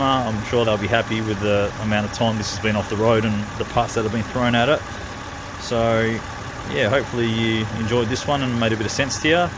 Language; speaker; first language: English; native; English